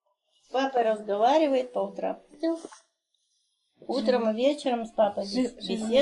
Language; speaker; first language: Russian; native; Russian